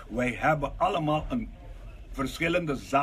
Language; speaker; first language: Dutch; non-native, local second language; Papiamento